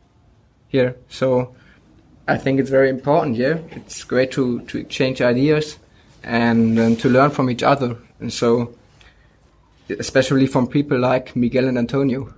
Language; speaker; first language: English; non-native, fluent; German